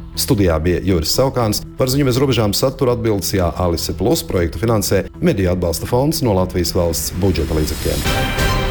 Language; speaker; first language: Latvian; non-native, local second language; Russian